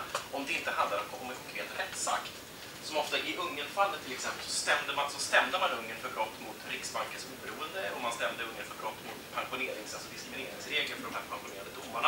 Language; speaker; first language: Swedish; native; Swedish